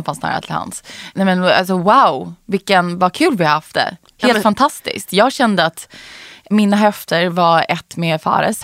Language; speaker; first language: Swedish; native; Swedish